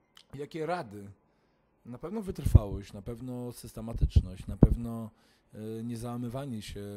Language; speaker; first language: Polish; native; Polish